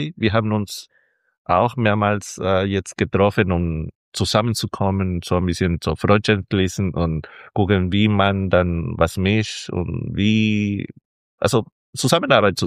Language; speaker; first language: German; non-native, fluent; Spanish